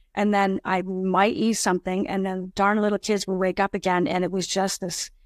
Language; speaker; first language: English; native; English